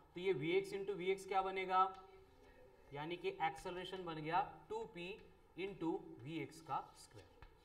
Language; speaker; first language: Hindi; non-native, local second language; Marathi